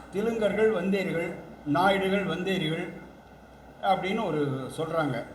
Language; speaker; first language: Tamil; non-native, local second language; Telugu